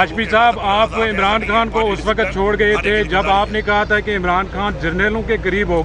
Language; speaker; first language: Urdu; native; Urdu